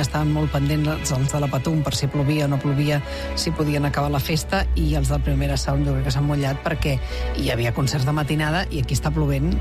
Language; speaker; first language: Catalan; native; Catalan